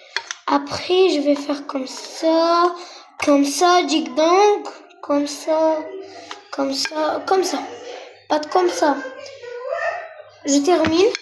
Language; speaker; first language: French; non-native, local second language; Arabic